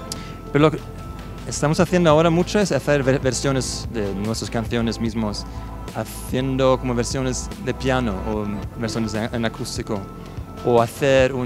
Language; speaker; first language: Spanish; non-native, fluent; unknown